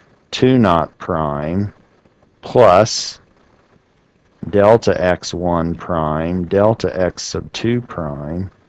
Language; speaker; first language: English; native; English